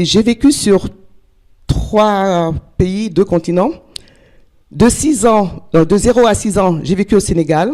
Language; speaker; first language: French; native; French